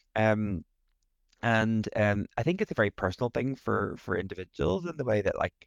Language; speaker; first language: English; native; English